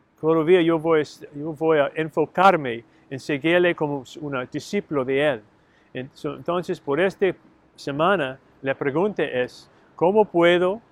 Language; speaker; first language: Spanish; non-native, learner; English